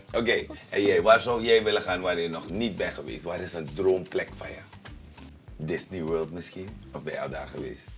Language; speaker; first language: Dutch; native; Dutch